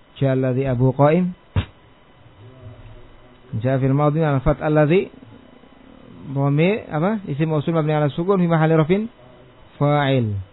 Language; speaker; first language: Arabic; non-native, fluent; Indonesian